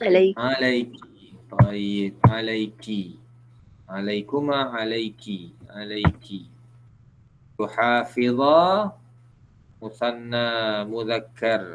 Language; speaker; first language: Arabic; non-native, fluent; Malay